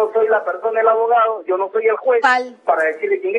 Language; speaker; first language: Spanish; native; Spanish